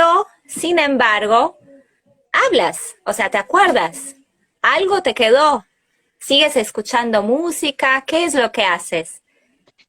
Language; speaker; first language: Spanish; early bilingual, heritage; Spanish